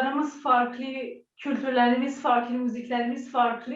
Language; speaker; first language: Turkish; non-native, learner; Persian